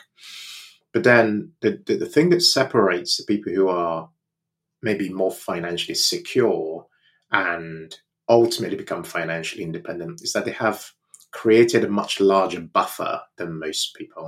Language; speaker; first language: English; non-native, local second language; Yoruba